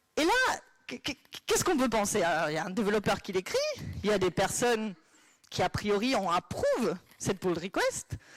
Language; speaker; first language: French; non-native, fluent; Spanish